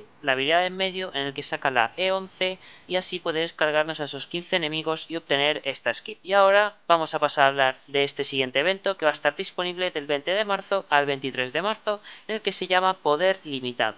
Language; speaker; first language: Spanish; native; Spanish